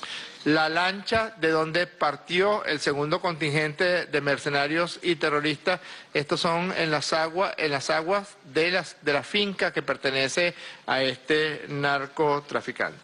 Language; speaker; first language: Spanish; native; Spanish